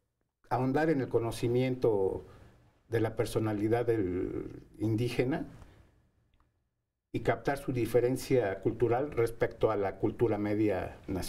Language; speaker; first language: Spanish; native; Spanish